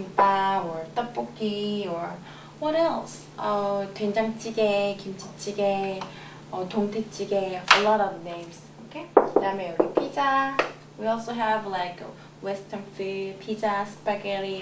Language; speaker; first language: English; non-native, learner; Korean